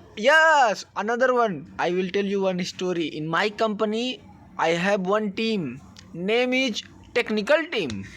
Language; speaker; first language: English; non-native, learner; Hindi